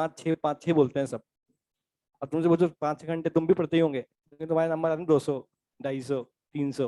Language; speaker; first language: Hindi; native; Hindi